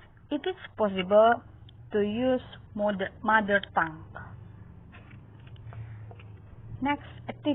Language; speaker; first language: English; non-native, learner; Indonesian